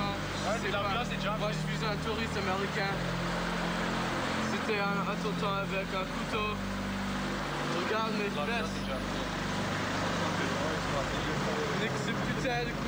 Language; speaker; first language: French; non-native, learner; English